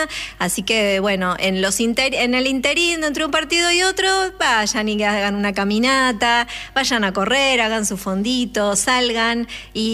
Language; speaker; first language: Spanish; native; Spanish